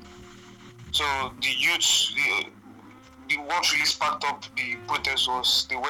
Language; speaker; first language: English; non-native, local second language; Igbo